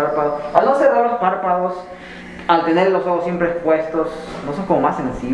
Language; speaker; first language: Spanish; native; Spanish